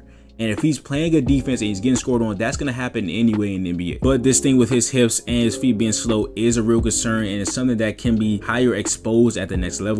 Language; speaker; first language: English; native; English